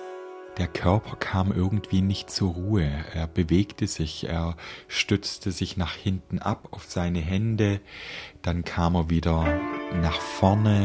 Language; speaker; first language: German; native; German